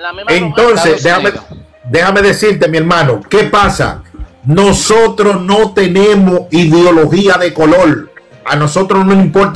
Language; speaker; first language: Spanish; native; Spanish